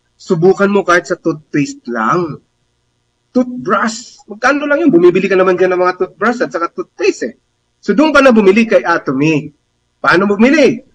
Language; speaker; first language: Filipino; non-native, local second language; Bikol